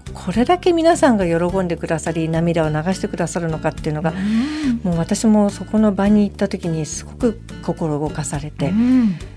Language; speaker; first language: Japanese; native; Japanese